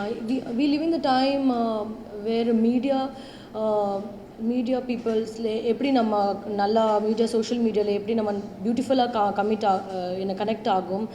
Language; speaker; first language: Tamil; non-native, learner; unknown